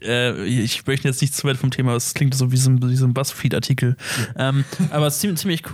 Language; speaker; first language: German; native; German